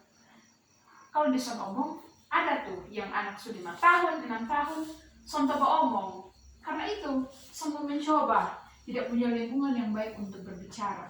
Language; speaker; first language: Indonesian; native; Indonesian